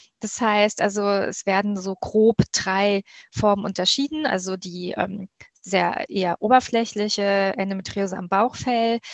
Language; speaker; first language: German; native; German